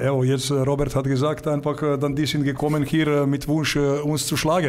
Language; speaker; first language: German; non-native, learner; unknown